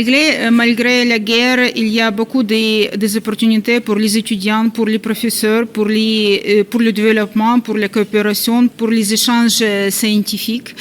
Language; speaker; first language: French; non-native, fluent; Ukrainian